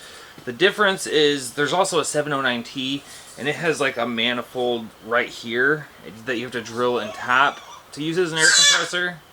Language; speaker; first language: English; native; English